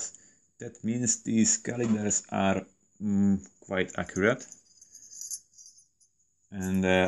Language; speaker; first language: English; non-native, learner; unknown